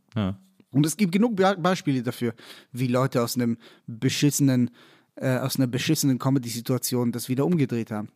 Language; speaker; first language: German; non-native, fluent; Hebrew